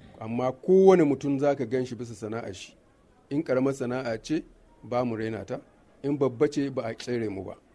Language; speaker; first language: Hausa; non-native, local second language; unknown